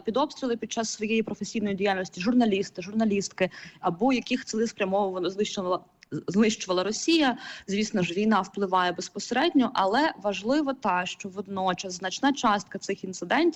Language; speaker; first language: Ukrainian; native; Ukrainian